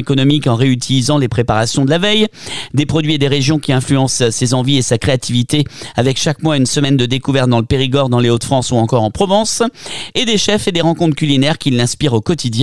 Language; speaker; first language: French; native; French